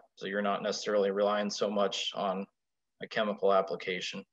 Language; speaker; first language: English; native; English